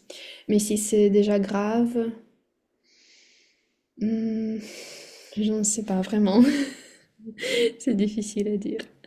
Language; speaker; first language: French; non-native, fluent; Russian